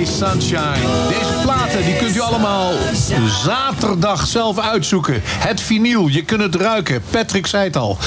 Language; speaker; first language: Dutch; native; Dutch